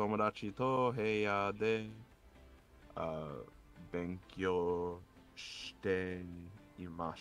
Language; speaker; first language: Japanese; non-native, learner; English